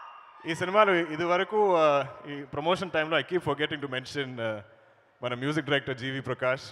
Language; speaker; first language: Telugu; non-native, learner; Malayalam